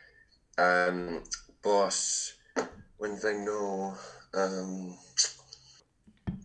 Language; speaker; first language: English; native; English